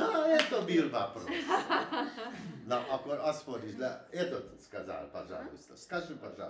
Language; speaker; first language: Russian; non-native, learner; Hungarian